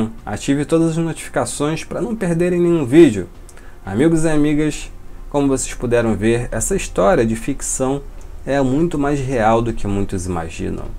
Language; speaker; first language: Portuguese; native; Portuguese